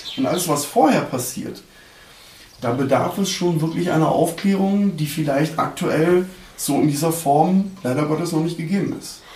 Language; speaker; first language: German; early bilingual, other home language; Turkish